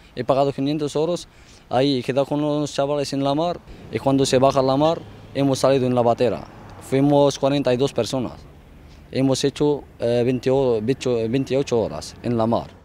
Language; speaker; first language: Spanish; non-native, fluent; Arabic